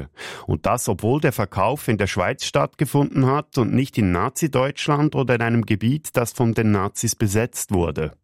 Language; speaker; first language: German; native; German